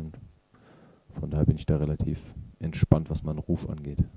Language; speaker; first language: German; native; German